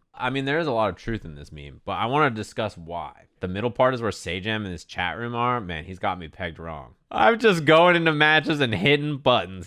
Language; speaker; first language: English; native; English